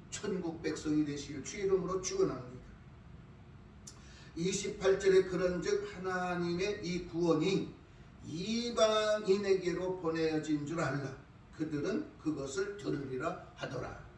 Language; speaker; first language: Korean; native; Korean